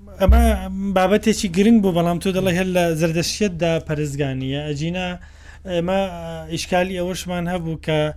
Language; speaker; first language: Central Kurdish; native; Central Kurdish